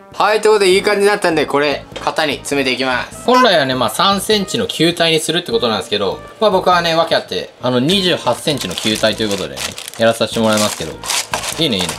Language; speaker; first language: Japanese; native; Japanese